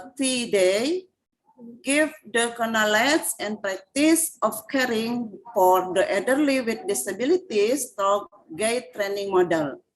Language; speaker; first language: English; non-native, fluent; Indonesian